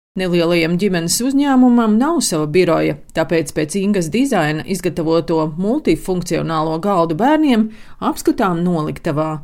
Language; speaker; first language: Latvian; native; Latvian